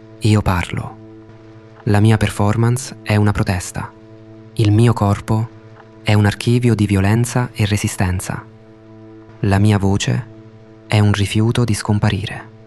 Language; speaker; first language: Italian; non-native, fluent; Russian